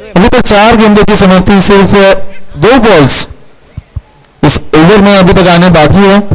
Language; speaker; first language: Hindi; non-native, local second language; Marathi